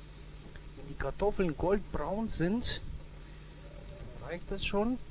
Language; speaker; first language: German; native; German